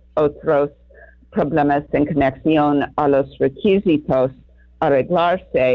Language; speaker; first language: Spanish; non-native, learner; English